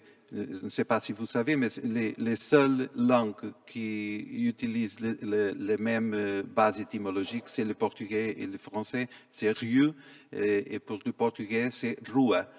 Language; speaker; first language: French; non-native, fluent; Portuguese